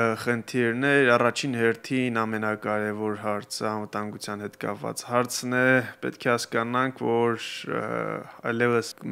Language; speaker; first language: Armenian; native; Armenian